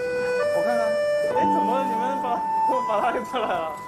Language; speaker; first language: Chinese; native; Chinese